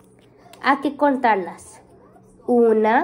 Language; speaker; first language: Spanish; early bilingual, heritage; Spanish